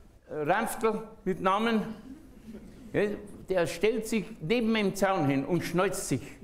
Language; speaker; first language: German; native; German